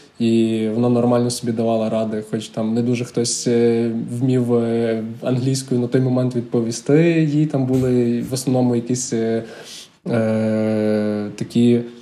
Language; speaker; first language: Ukrainian; native; Ukrainian